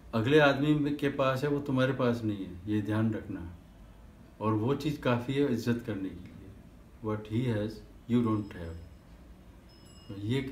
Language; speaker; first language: Hindi; native; Hindi